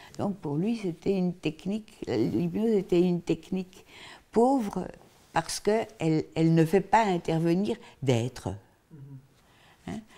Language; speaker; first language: French; native; French